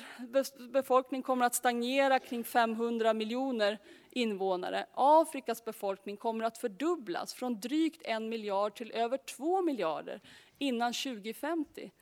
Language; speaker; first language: Swedish; native; Swedish